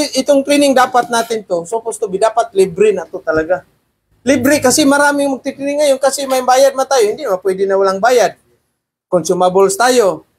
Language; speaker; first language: Filipino; non-native, local second language; Cebuano